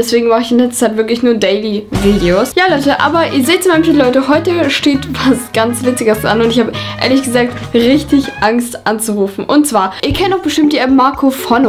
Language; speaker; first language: German; native; German